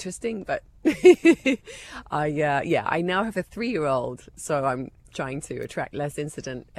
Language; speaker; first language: English; native; English